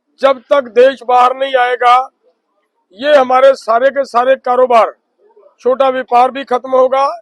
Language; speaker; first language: Hindi; non-native, local second language; Punjabi